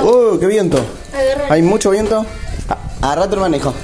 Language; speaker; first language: Spanish; native; Spanish